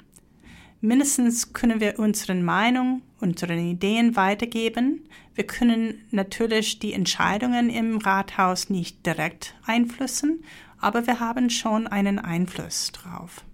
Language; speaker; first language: German; non-native, fluent; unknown